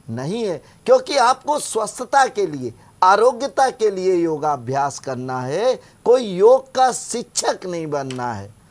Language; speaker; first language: Hindi; native; Hindi